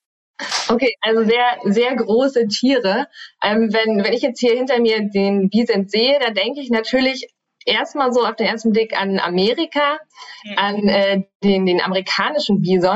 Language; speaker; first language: German; native; German